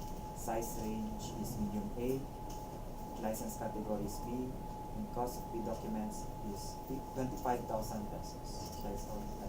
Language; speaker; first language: English; non-native, local second language; Cebuano